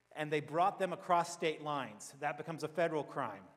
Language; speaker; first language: English; native; English